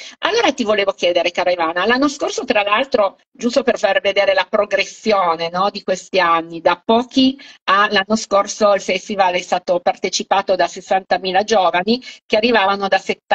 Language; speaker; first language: Italian; native; Italian